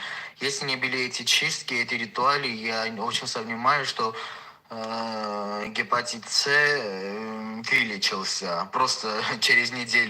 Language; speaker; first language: Russian; non-native, fluent; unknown